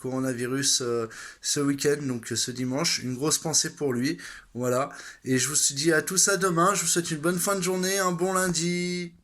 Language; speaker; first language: French; native; French